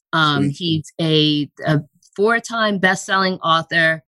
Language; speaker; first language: English; native; English